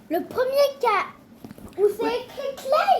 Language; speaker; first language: French; native; French